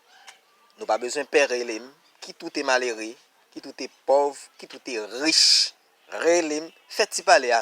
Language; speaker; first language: French; non-native, learner; Haitian Creole